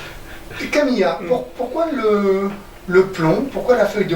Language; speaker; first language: French; native; French